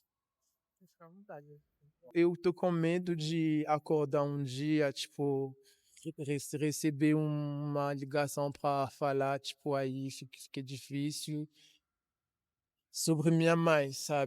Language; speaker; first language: Portuguese; non-native, learner; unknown